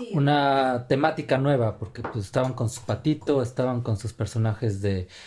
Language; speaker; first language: Spanish; native; Spanish